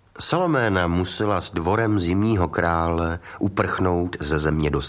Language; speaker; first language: Czech; native; Czech